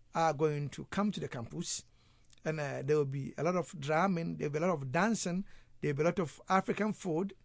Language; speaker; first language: English; non-native, local second language; Akan